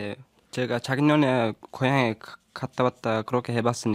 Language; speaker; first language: Korean; non-native, learner; Uzbek